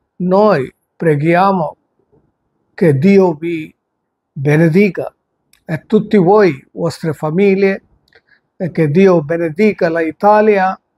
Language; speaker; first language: Italian; non-native, fluent; Telugu